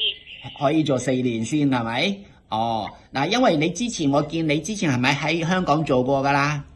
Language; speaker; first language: Cantonese; native; Cantonese